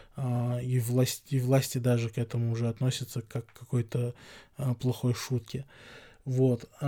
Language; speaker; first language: Russian; non-native, local second language; Chechen